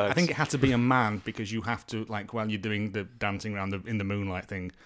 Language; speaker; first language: English; native; English